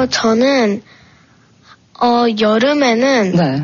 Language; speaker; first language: Korean; early bilingual, heritage; Korean